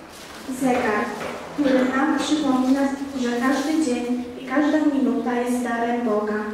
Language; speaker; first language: Polish; native; Polish